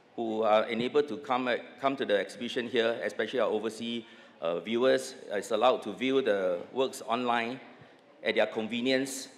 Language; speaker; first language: English; non-native, local second language; Chinese